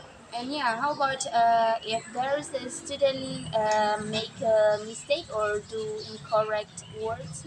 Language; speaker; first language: English; non-native, learner; Indonesian